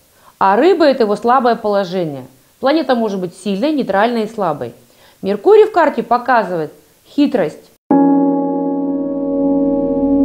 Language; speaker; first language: Russian; native; Russian